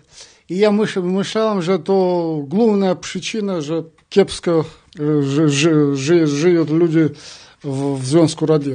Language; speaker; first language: Polish; non-native, learner; Russian